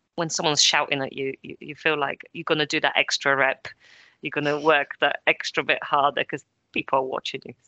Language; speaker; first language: English; early bilingual, other home language; Polish